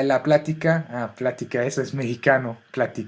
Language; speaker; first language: Spanish; non-native, fluent; French